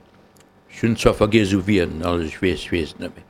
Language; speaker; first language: German; non-native, local second language; Luxembourgish